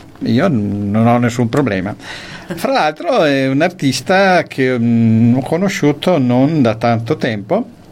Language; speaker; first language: Italian; native; Italian